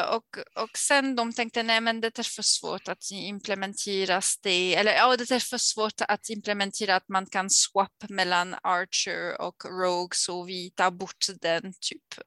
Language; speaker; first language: Swedish; non-native, fluent; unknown